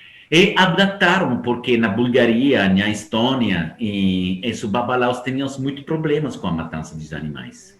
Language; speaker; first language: Portuguese; non-native, fluent; Italian